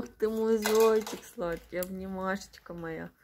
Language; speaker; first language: Russian; native; Russian